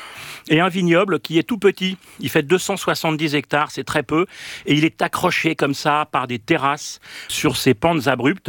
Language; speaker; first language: French; native; French